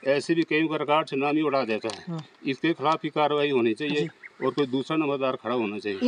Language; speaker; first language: Hindi; native; Hindi